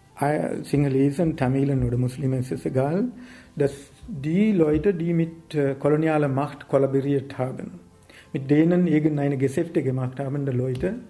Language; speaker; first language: German; non-native, learner; Sinhala